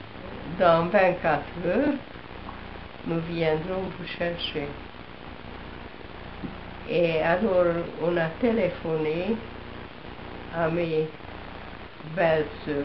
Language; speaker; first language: French; non-native, fluent; Hungarian